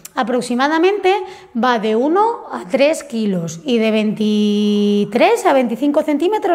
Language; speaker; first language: Spanish; native; Spanish